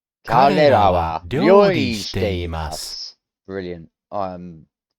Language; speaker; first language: Japanese; non-native, learner; English